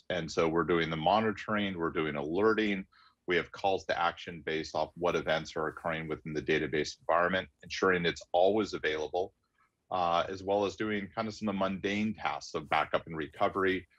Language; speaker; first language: English; native; English